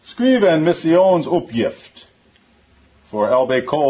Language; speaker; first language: Swedish; non-native, learner; English